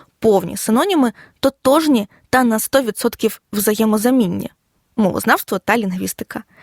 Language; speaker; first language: Ukrainian; native; Ukrainian